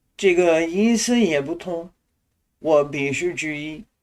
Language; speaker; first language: Chinese; non-native, learner; English